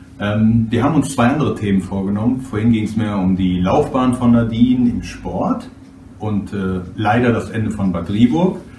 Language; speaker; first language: German; native; German